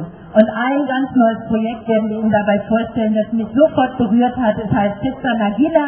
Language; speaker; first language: German; native; German